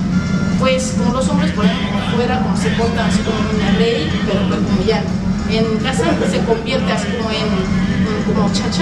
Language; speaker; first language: Spanish; non-native, fluent; Korean